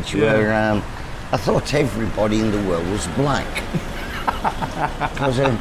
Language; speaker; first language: English; native; English